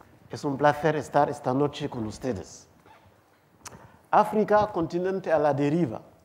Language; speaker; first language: Spanish; non-native, fluent; Wolof